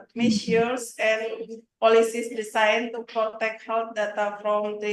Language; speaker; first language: English; non-native, learner; Indonesian